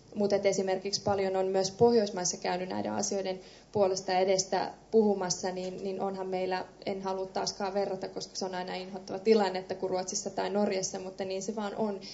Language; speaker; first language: Finnish; early bilingual, other home language; Persian